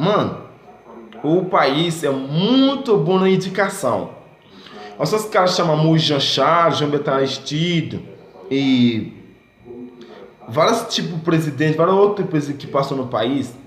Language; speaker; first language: Portuguese; non-native, fluent; Haitian Creole